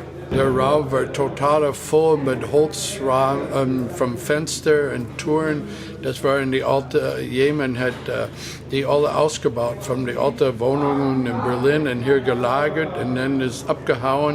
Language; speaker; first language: German; non-native, fluent; English